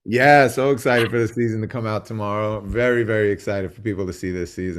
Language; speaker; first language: English; native; English